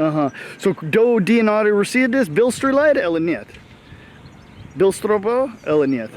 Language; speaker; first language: Russian; non-native, learner; English